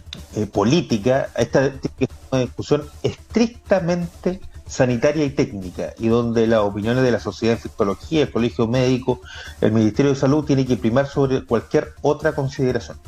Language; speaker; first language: Spanish; native; Spanish